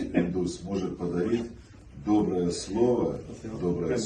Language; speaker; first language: Russian; native; Russian